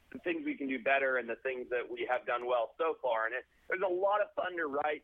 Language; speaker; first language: English; native; English